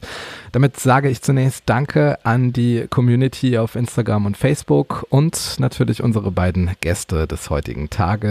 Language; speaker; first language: German; native; German